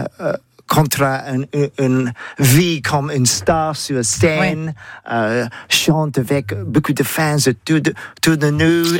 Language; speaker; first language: French; non-native, learner; English